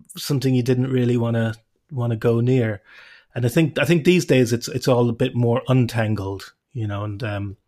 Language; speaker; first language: English; native; English